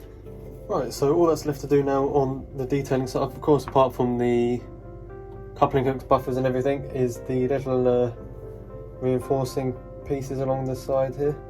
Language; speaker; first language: English; native; English